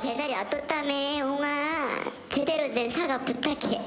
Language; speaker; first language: Korean; native; Korean